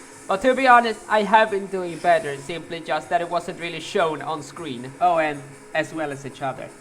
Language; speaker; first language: English; non-native, fluent; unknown